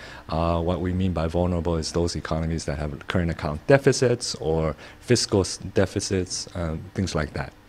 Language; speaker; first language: English; non-native, fluent; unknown